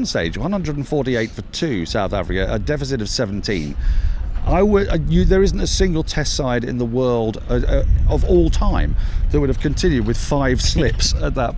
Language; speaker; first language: English; native; English